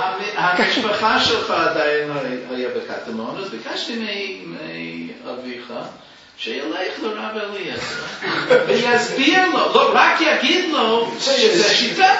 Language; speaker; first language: Hebrew; non-native, fluent; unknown